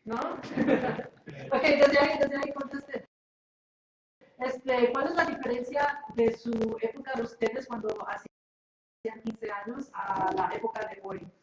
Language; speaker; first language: Spanish; early bilingual, heritage; Spanish